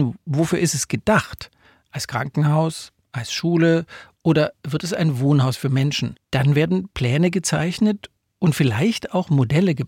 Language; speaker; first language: German; native; German